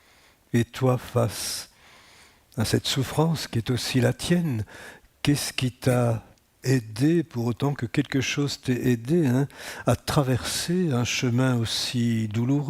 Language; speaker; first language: French; native; French